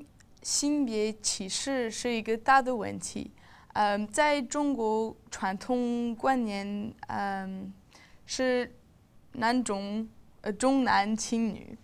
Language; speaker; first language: Chinese; non-native, learner; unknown